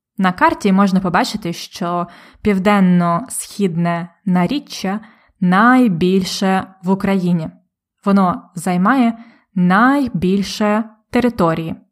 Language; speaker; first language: Ukrainian; native; Ukrainian